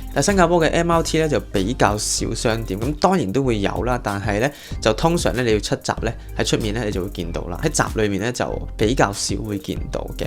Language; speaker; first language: Cantonese; native; Cantonese